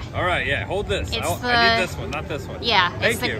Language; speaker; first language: English; native; English